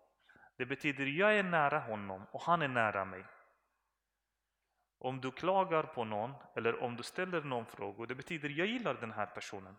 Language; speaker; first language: Swedish; non-native, learner; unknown